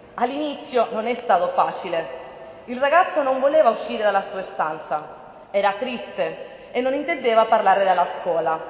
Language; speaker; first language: Italian; non-native, fluent; Spanish